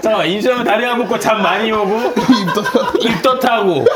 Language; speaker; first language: Korean; early bilingual, other home language; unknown